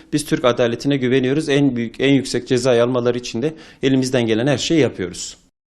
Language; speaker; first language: Turkish; native; Turkish